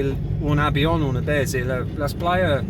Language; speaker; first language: Spanish; non-native, learner; English